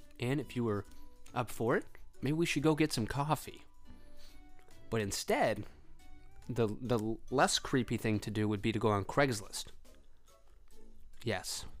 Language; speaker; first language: English; native; English